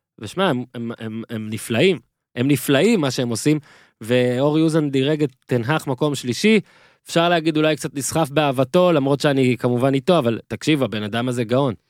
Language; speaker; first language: Hebrew; native; Hebrew